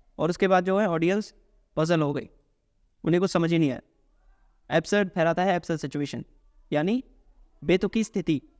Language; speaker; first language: Hindi; native; Hindi